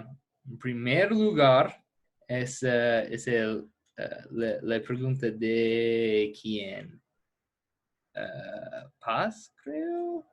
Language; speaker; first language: Spanish; non-native, fluent; English